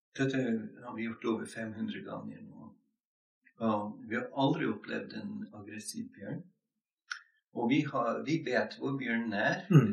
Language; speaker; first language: Norwegian; non-native, fluent; English